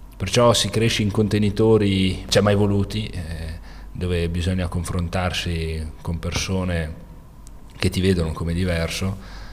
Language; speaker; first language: Italian; native; Italian